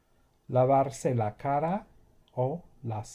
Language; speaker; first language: Spanish; non-native, fluent; English